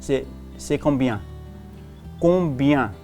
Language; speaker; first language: French; non-native, fluent; English